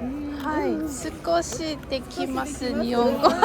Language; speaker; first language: Japanese; non-native, learner; Korean